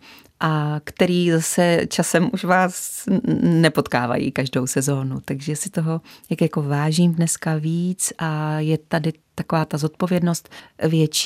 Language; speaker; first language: Czech; native; Czech